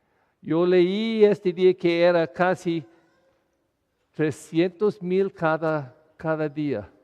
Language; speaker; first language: Spanish; non-native, fluent; English